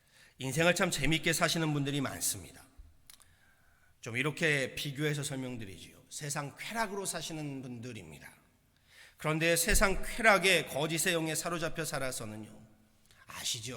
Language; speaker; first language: Korean; native; Korean